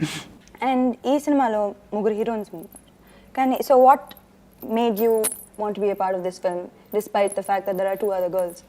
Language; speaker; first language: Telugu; non-native, fluent; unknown